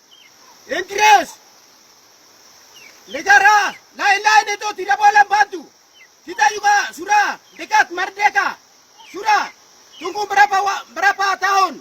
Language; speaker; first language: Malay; non-native, local second language; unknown